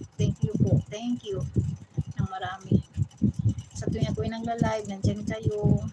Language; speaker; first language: Filipino; non-native, local second language; Cebuano